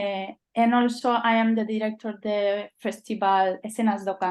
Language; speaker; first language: English; non-native, learner; Spanish